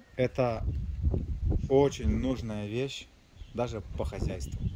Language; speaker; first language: Russian; native; Russian